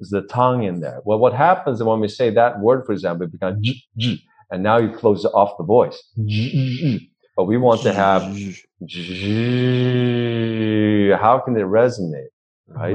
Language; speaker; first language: English; non-native, fluent; Swedish